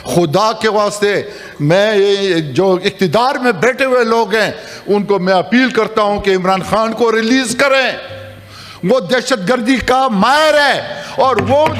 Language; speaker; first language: Urdu; native; Urdu